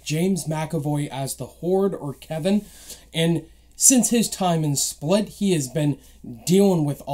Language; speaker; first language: English; native; English